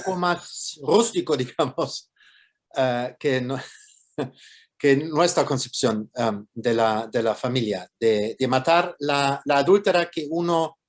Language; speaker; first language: Spanish; non-native, fluent; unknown